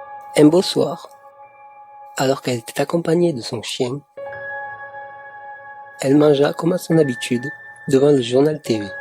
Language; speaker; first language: French; native; French